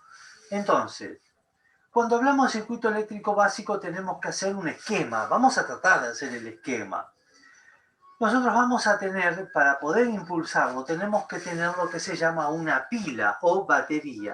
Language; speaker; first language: Spanish; native; Spanish